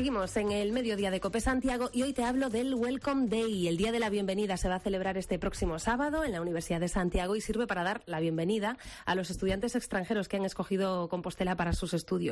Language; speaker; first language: Spanish; native; Spanish